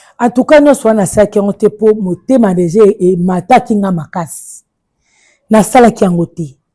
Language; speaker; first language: Lingala; native; Lingala